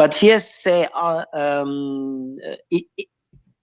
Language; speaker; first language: English; non-native, learner; German